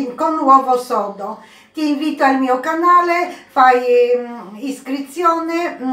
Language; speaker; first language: Italian; non-native, learner; Polish